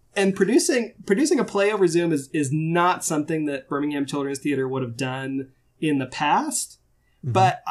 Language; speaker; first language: English; native; English